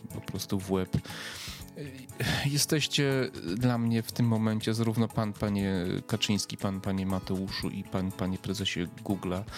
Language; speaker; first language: Polish; native; Polish